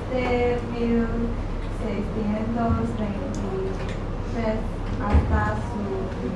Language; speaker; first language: Spanish; non-native, learner; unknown